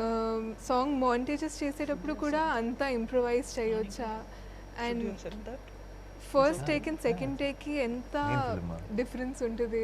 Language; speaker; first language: Telugu; non-native, fluent; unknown